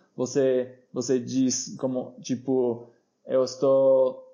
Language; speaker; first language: Portuguese; non-native, fluent; English